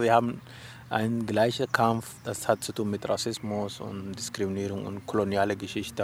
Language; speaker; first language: German; non-native, learner; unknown